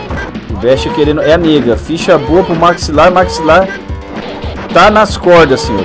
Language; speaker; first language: Portuguese; native; Portuguese